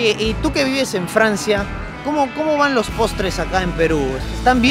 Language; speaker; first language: Spanish; native; Spanish